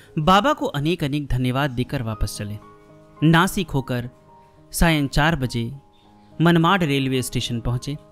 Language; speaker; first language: Hindi; native; Hindi